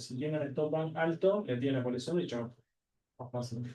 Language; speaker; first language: Spanish; native; Spanish